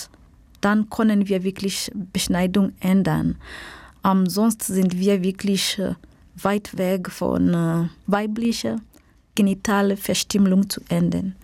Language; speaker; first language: German; non-native, fluent; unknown